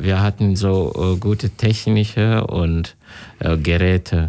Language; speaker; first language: German; non-native, learner; Kinyarwanda